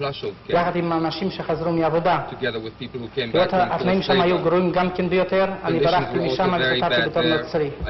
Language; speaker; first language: Hebrew; non-native, fluent; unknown